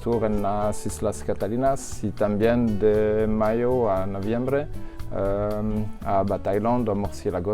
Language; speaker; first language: Spanish; non-native, learner; French